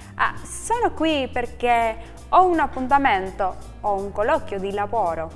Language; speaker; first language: Italian; non-native, learner; Spanish